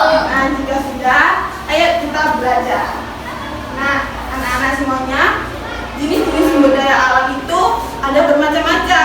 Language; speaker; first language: Indonesian; native; Indonesian